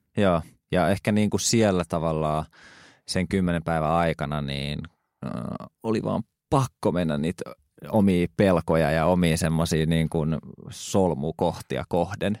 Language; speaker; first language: Finnish; native; Finnish